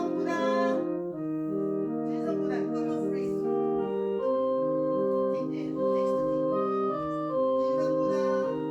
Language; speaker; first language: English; non-native, learner; Korean